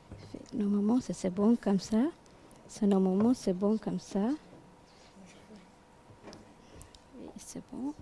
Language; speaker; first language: French; non-native, learner; Tamil